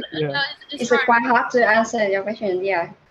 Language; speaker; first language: English; non-native, learner; Vietnamese